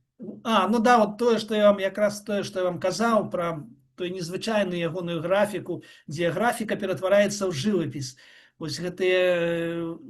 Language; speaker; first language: Belarusian; non-native, local second language; Russian